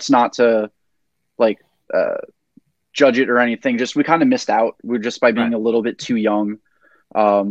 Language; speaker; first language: English; native; English